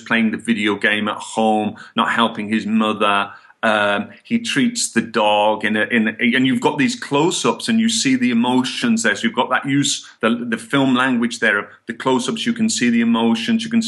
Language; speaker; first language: English; native; English